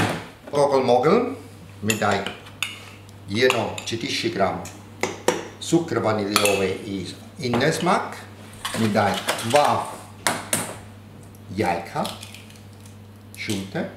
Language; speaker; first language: Polish; non-native, learner; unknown